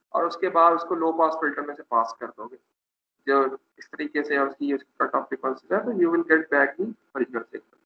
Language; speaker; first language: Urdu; non-native, local second language; Punjabi